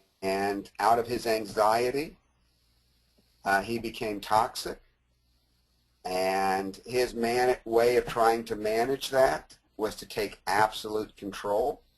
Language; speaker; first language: English; native; English